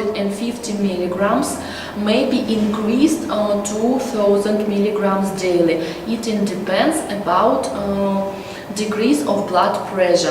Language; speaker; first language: English; non-native, learner; Russian